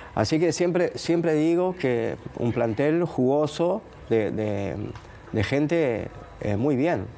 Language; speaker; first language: Spanish; native; Spanish